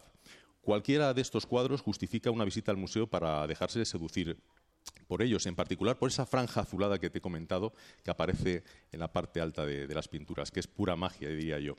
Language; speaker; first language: Spanish; native; Spanish